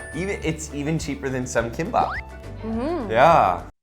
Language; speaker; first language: English; native; English